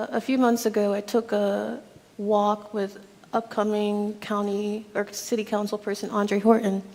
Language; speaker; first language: English; native; English